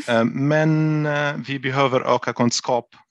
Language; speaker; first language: Swedish; non-native, fluent; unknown